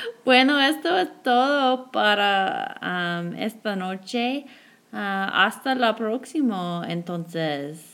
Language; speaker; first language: Spanish; non-native, fluent; English